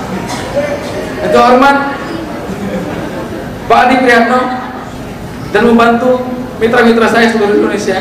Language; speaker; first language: Indonesian; native; Indonesian